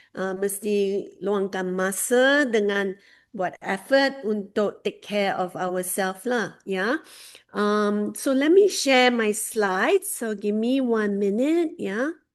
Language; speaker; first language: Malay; non-native, local second language; Chinese